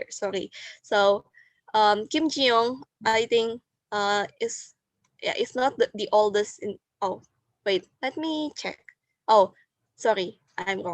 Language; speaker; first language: English; non-native, fluent; Indonesian